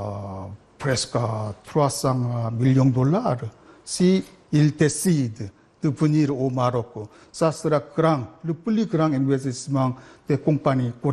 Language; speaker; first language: French; non-native, learner; Korean